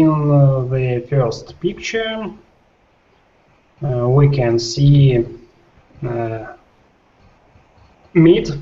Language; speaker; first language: English; non-native, learner; Russian